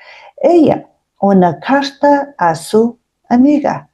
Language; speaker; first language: Spanish; non-native, fluent; Mongolian